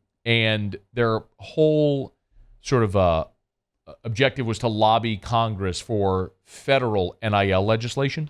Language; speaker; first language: English; native; English